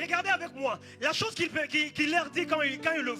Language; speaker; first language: French; native; French